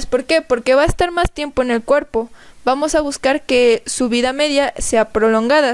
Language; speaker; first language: Spanish; native; Spanish